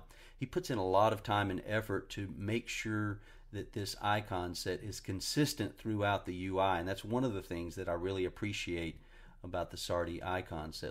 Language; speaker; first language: English; native; English